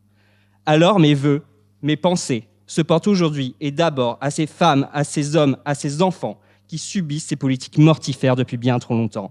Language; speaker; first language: French; native; French